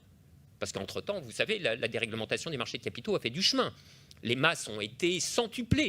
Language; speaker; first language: French; native; French